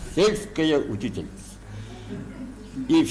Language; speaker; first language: Russian; non-native, local second language; Yakut